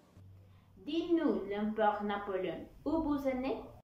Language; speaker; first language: French; non-native, learner; Spanish